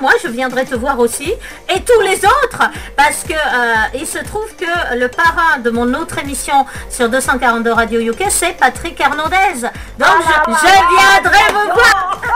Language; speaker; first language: French; native; French